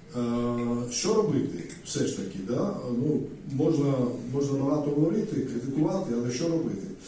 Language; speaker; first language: Ukrainian; non-native, fluent; Georgian